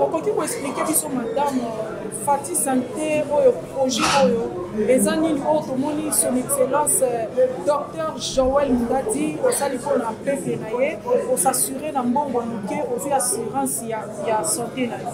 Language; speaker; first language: French; non-native, local second language; Lingala